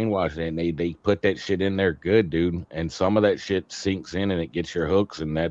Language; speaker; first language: English; native; English